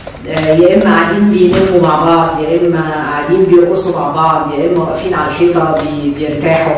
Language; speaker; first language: Arabic; native; Arabic